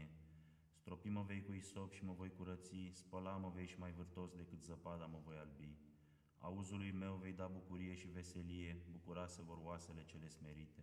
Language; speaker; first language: Romanian; native; Romanian